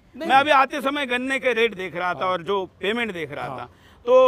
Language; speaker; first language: Hindi; non-native, local second language; Marathi